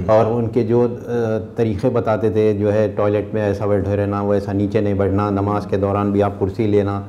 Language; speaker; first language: Hindi; non-native, local second language; Urdu